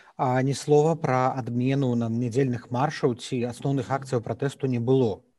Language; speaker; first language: Belarusian; non-native, local second language; Russian